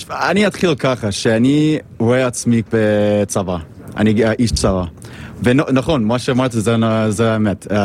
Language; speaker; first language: Hebrew; non-native, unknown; English